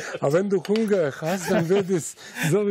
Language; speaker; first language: German; non-native, fluent; Serbian